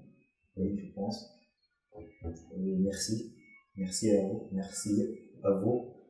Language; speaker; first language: French; non-native, learner; Arabic